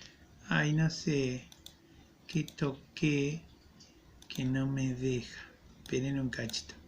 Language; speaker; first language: Spanish; native; Spanish